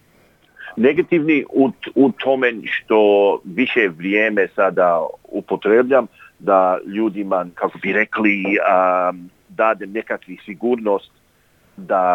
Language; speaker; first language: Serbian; early bilingual, heritage; English